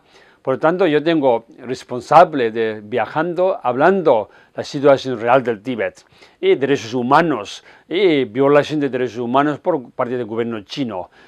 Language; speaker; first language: Spanish; non-native, fluent; Tibetan